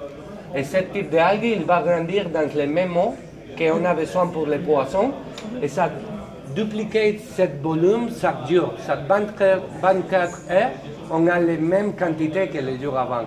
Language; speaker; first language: French; non-native, learner; Spanish